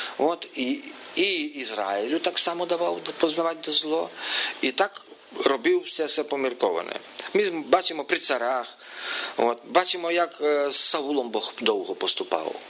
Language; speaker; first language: Ukrainian; native; Ukrainian